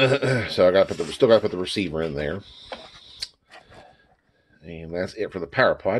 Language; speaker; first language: English; native; English